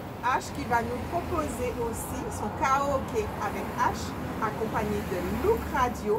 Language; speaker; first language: French; native; French